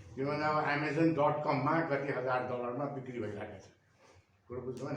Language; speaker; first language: Nepali; non-native, local second language; Maithili